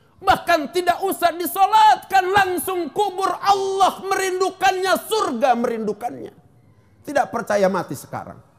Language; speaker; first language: Indonesian; non-native, local second language; Sundanese